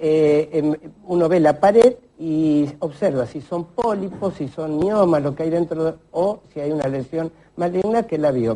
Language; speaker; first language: Spanish; native; Spanish